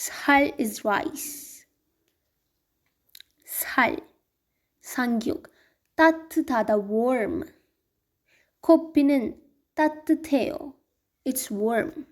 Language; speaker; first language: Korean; non-native, learner; Hindi